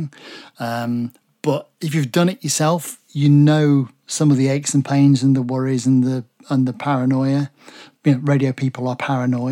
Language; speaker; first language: English; native; English